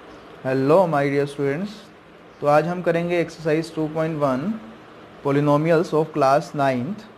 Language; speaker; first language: Hindi; native; Hindi